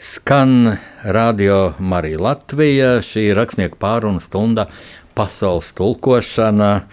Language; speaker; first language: Latvian; native; Latvian